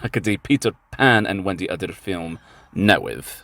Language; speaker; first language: Welsh; non-native, learner; English